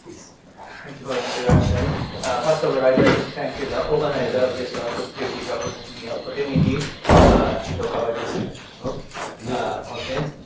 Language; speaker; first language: English; non-native, fluent; Japanese